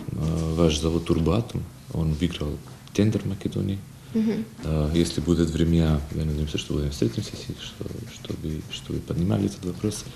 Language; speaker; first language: Russian; non-native, fluent; Macedonian